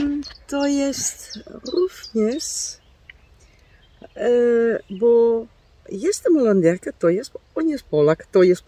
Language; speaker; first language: Polish; non-native, learner; Dutch